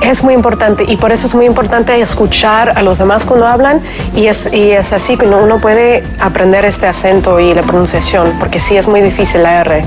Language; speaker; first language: Spanish; non-native, fluent; Russian